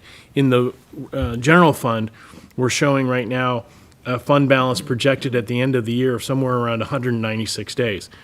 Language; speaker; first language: English; native; English